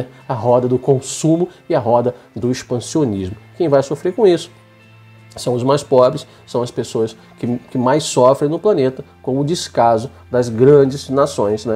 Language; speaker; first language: Portuguese; native; Portuguese